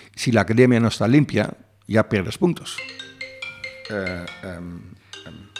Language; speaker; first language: Spanish; non-native, fluent; Dutch